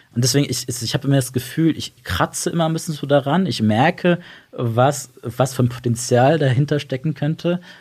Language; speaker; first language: German; early bilingual, other home language; Italian